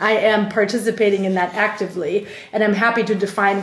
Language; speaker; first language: English; non-native, fluent; German